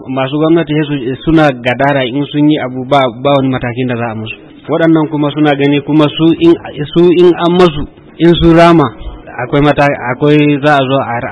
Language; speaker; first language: Hausa; non-native, local second language; Fula